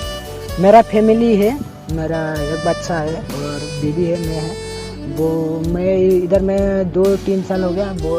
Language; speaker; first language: Hindi; non-native, local second language; Bodo